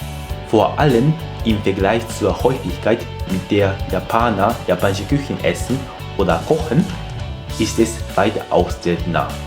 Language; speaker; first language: German; non-native, fluent; Japanese